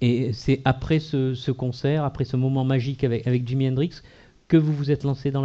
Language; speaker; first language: French; native; French